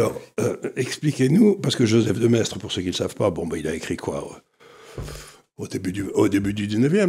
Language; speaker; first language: French; native; French